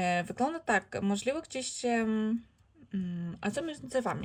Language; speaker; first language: Polish; non-native, learner; Ukrainian